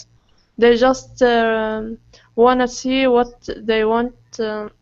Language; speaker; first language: English; non-native, learner; Arabic